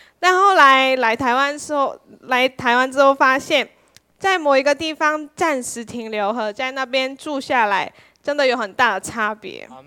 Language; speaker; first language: Chinese; non-native, fluent; Korean